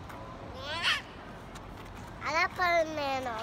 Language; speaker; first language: Korean; early bilingual, heritage; Korean